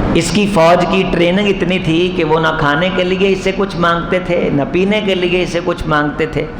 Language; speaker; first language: Urdu; non-native, local second language; Punjabi